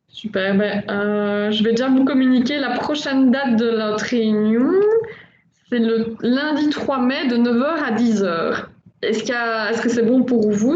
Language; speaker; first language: French; native; French